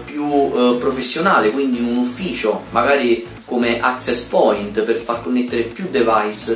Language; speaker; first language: Italian; native; Italian